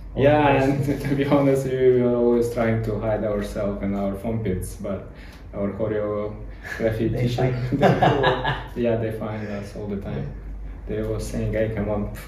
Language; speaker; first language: English; non-native, learner; Ukrainian